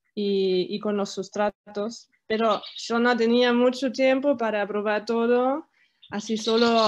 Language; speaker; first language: Spanish; non-native, fluent; German